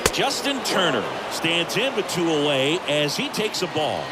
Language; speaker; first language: English; native; English